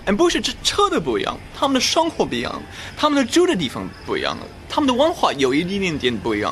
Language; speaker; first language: Chinese; non-native, fluent; English